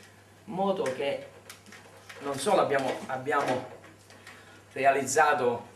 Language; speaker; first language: Italian; native; Italian